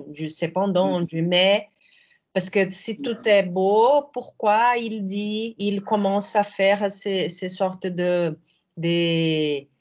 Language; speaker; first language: French; non-native, fluent; Portuguese